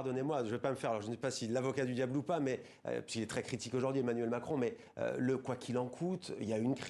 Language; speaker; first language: French; native; French